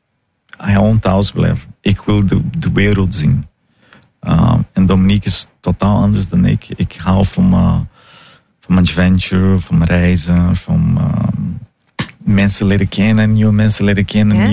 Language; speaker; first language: Dutch; non-native, learner; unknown